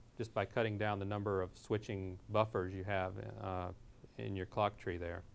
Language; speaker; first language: English; native; English